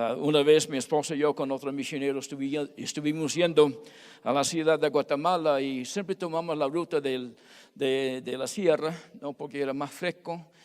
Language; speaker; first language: Spanish; non-native, fluent; English